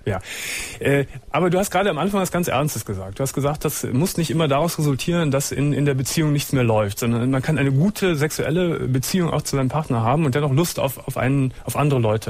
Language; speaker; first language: German; native; German